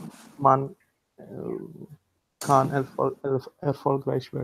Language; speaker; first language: German; non-native, learner; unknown